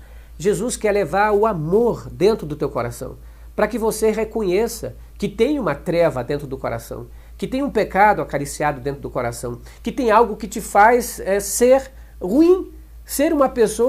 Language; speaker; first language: Portuguese; native; Portuguese